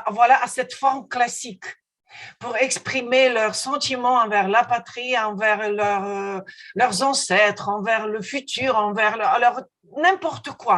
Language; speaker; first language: French; non-native, fluent; Ukrainian